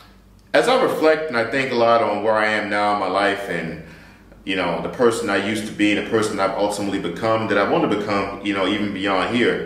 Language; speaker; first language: English; native; English